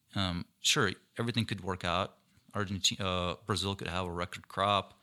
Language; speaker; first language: English; non-native, fluent; Ukrainian